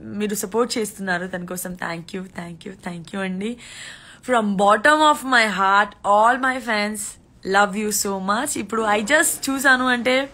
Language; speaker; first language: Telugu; non-native, learner; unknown